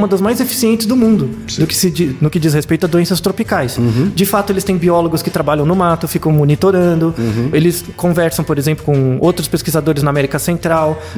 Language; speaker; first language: Portuguese; native; Portuguese